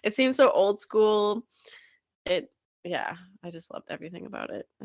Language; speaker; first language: English; native; English